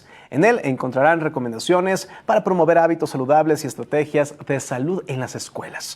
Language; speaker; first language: Spanish; native; Spanish